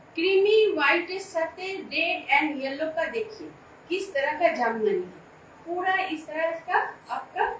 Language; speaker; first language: Hindi; non-native, local second language; Bangla